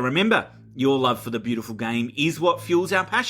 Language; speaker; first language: English; native; English